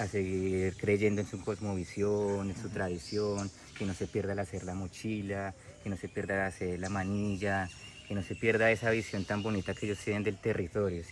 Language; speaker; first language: Spanish; native; Spanish